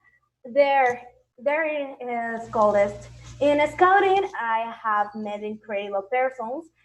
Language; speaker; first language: English; non-native, learner; Spanish